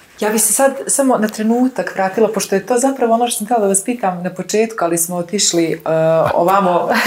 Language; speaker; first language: Bosnian; native; Bosnian